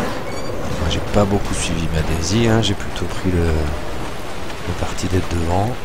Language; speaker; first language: French; native; French